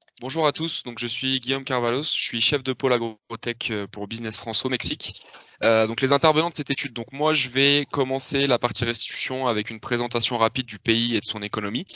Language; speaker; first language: French; native; French